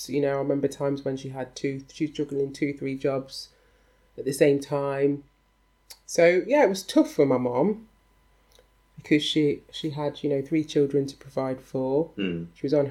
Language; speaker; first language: English; native; English